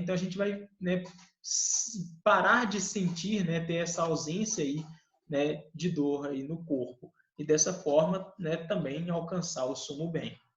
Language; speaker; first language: Portuguese; native; Portuguese